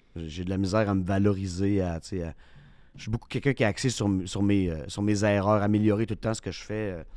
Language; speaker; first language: French; native; French